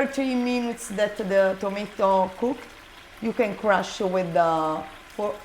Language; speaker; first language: English; non-native, learner; Italian